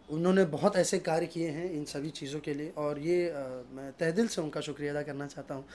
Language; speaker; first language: Hindi; native; Hindi